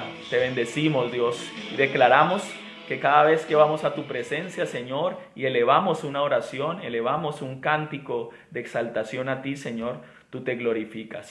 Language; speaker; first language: Spanish; native; Spanish